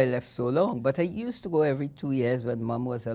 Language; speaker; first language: English; native; English